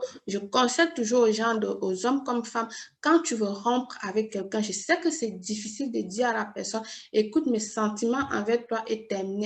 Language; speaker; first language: French; native; French